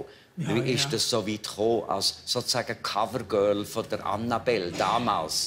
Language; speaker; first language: German; native; German